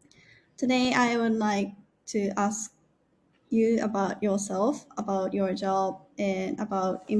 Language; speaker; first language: English; non-native, learner; Japanese